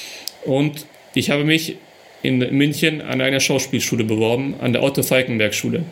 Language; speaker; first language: German; early bilingual, other home language; Russian